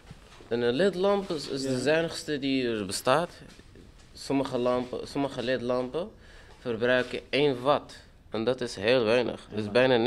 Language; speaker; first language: Dutch; non-native, fluent; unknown